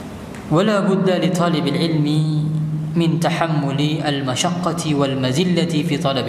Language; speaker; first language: Arabic; non-native, fluent; Indonesian